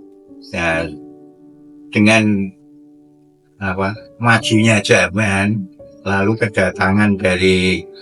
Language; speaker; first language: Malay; non-native, local second language; Javanese